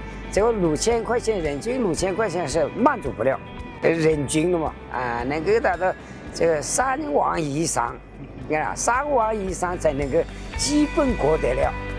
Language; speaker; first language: Chinese; non-native, local second language; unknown